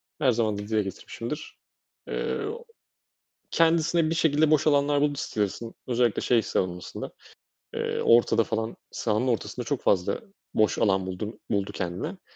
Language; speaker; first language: Turkish; native; Turkish